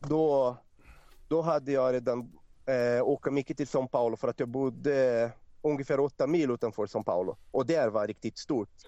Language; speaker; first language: Swedish; non-native, fluent; Portuguese